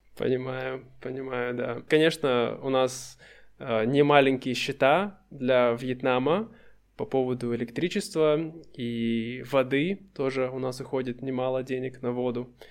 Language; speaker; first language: Russian; native; Russian